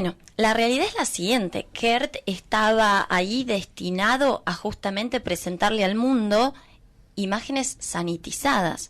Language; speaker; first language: Spanish; native; Spanish